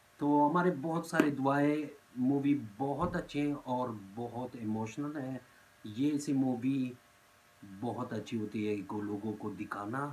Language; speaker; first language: Urdu; non-native, fluent; Pashto